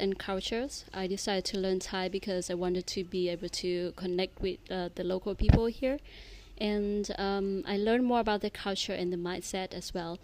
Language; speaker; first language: English; non-native, fluent; Vietnamese